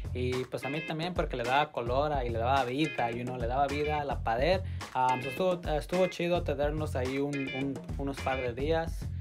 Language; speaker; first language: Spanish; native; Spanish